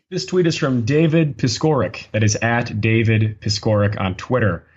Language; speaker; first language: English; native; English